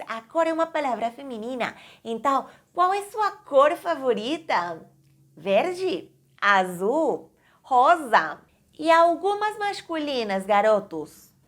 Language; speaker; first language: Portuguese; non-native, fluent; Spanish